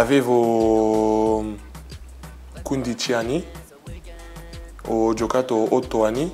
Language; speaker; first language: Italian; non-native, learner; French